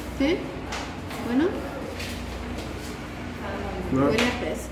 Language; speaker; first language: Spanish; native; Spanish